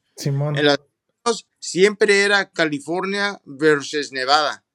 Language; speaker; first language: Spanish; early bilingual, heritage; Spanish